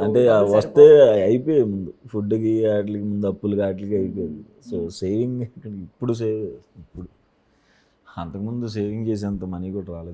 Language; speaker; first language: Telugu; native; Telugu